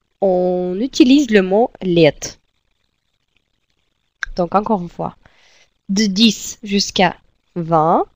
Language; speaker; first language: French; non-native, fluent; Russian